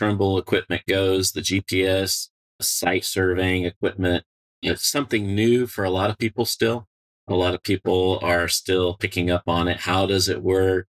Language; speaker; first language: English; native; English